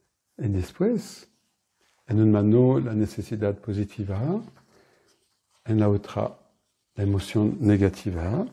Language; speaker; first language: Spanish; non-native, fluent; French